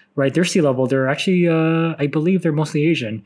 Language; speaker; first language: English; native; English